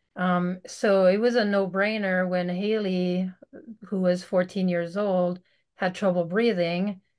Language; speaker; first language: English; native; English